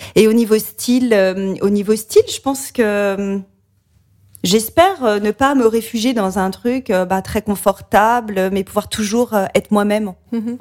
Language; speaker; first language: French; native; French